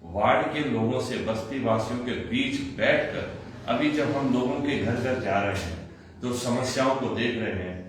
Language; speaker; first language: Hindi; non-native, local second language; Bangla